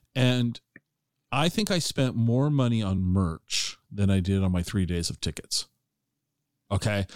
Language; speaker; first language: English; native; English